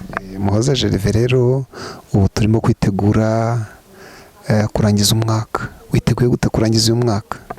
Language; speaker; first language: Kinyarwanda; native; Kinyarwanda